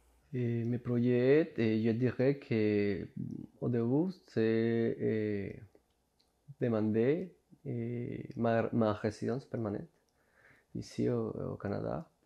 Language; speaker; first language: French; non-native, fluent; Spanish